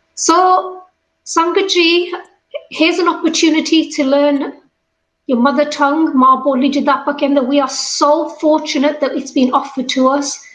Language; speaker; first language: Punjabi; early bilingual, heritage; Punjabi